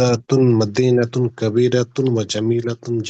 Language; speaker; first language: Arabic; non-native, learner; Bangla